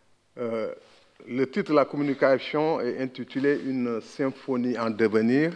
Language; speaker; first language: French; non-native, local second language; Wolof